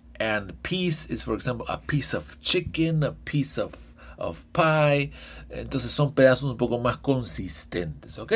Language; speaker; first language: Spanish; early bilingual, heritage; Spanish